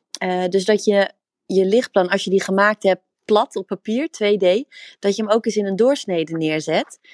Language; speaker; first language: Dutch; native; Dutch